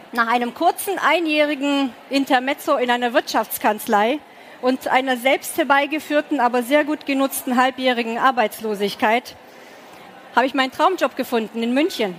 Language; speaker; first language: German; early bilingual, other home language; Romanian